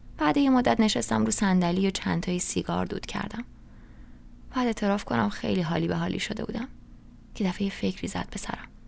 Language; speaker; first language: Persian; native; Persian